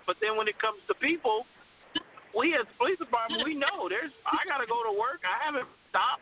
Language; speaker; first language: English; native; English